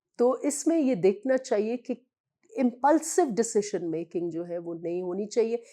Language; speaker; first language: Urdu; non-native, local second language; Sindhi